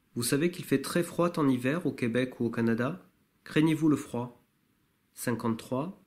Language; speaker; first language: French; native; French